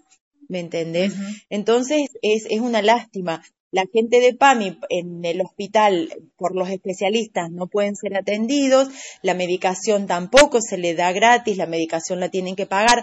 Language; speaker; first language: Spanish; native; Spanish